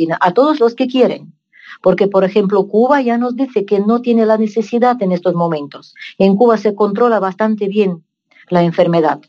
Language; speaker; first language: Spanish; non-native, fluent; Russian